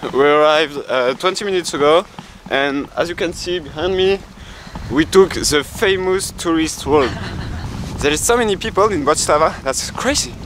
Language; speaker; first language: English; non-native, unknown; French